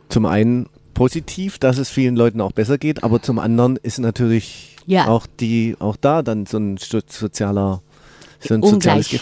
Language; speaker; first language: German; native; German